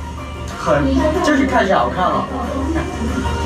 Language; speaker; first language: Chinese; non-native, fluent; Thai